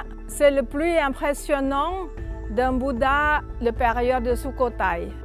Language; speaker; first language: French; non-native, fluent; Thai